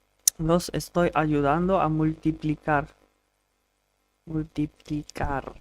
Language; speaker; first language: Spanish; non-native, learner; English